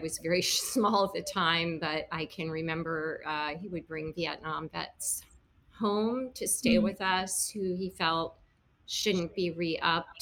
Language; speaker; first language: English; native; English